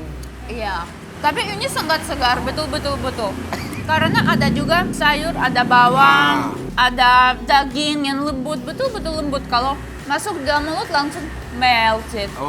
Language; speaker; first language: Indonesian; non-native, fluent; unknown